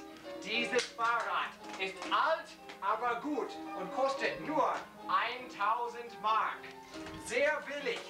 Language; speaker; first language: German; non-native, learner; English